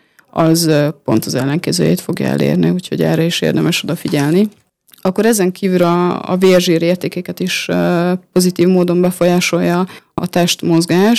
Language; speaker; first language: Hungarian; native; Hungarian